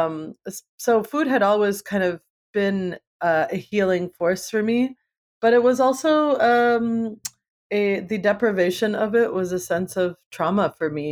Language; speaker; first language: English; native; English